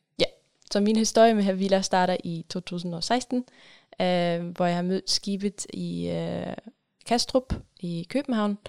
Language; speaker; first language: Danish; non-native, fluent; German